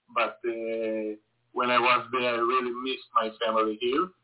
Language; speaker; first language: English; non-native, learner; Hebrew